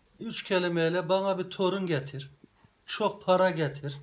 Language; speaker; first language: Turkish; native; Turkish